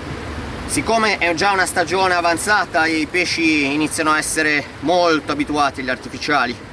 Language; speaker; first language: Italian; native; Italian